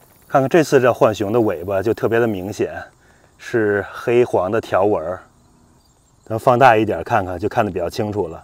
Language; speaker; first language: Chinese; native; Chinese